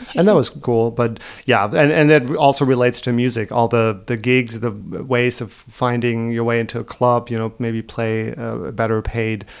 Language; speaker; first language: English; non-native, fluent; German